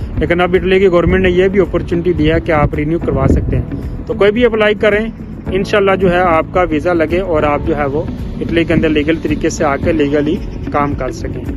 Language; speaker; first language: Urdu; native; Urdu